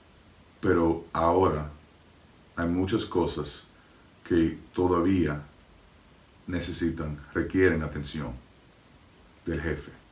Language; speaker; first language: Spanish; non-native, fluent; English